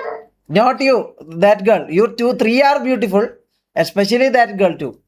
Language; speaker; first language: English; non-native, learner; Malayalam